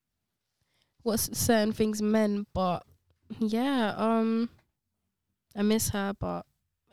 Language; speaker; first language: English; early bilingual, other home language; Konkani